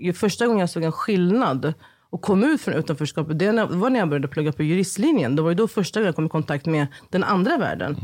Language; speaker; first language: Swedish; native; Swedish